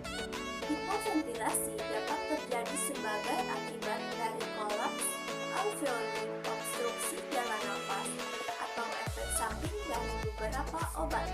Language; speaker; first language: Indonesian; native; Indonesian